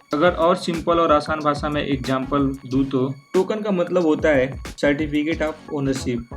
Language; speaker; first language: Hindi; native; Hindi